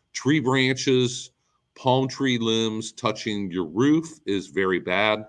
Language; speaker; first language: English; native; English